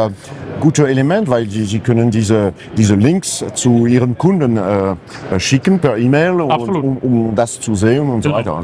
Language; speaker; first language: German; non-native, fluent; French